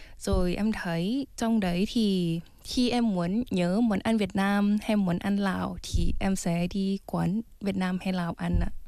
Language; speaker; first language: Vietnamese; early bilingual, heritage; Vietnamese